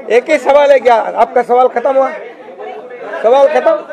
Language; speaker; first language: Hindi; non-native, local second language; Marathi